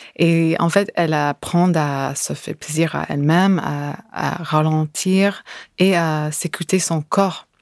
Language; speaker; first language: French; non-native, fluent; English